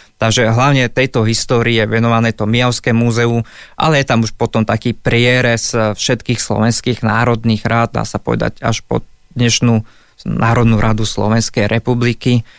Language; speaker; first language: Slovak; native; Slovak